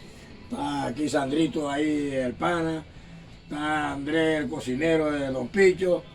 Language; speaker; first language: Spanish; native; Spanish